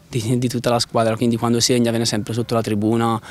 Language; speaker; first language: Italian; native; Italian